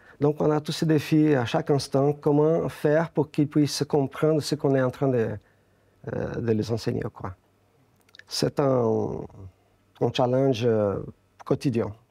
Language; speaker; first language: French; non-native, fluent; Portuguese